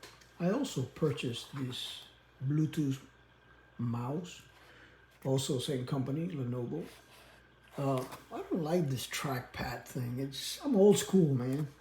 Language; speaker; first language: English; native; English